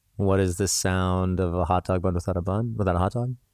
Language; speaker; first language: English; native; English